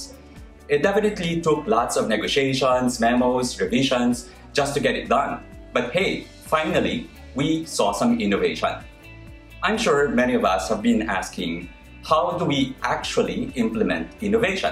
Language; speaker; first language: English; non-native, local second language; Filipino